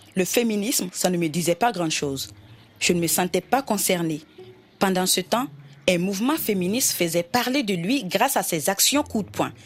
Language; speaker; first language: French; non-native, local second language; Dyula